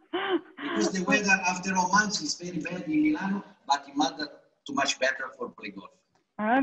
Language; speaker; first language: English; non-native, learner; Italian